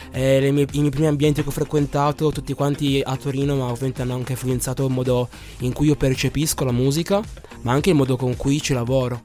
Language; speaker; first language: Italian; early bilingual, other home language; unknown